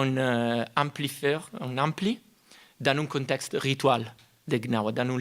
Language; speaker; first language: French; non-native, fluent; Italian